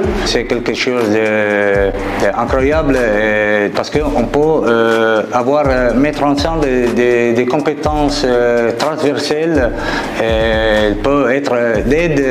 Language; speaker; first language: French; non-native, fluent; Italian